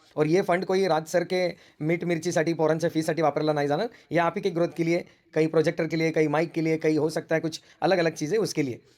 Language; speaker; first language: Hindi; non-native, local second language; Marathi